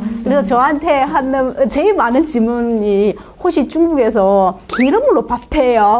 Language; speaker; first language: Korean; non-native, fluent; Chinese